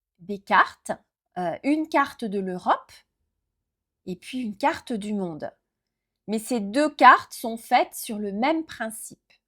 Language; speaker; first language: French; native; French